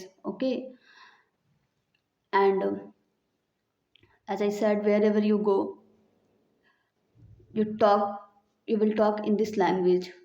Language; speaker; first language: English; non-native, learner; Hindi